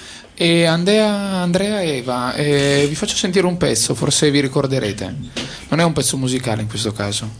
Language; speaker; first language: Italian; native; Italian